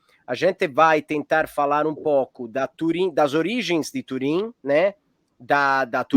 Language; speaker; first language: Portuguese; non-native, fluent; Italian